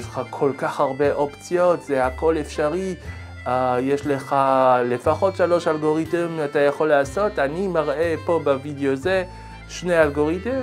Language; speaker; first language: Hebrew; non-native, learner; Swedish